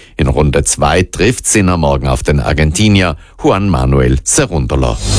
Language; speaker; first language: German; native; German